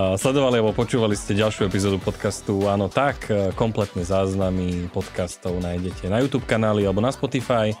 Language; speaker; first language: Slovak; native; Slovak